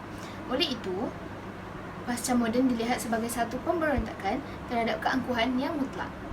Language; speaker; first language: Malay; native; Malay